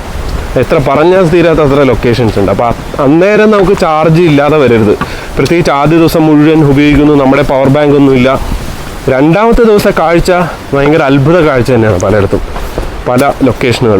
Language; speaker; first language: Malayalam; native; Malayalam